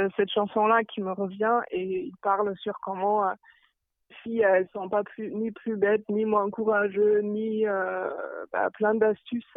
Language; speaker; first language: French; non-native, fluent; German